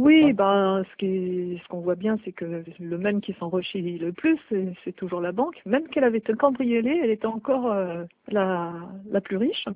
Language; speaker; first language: French; native; French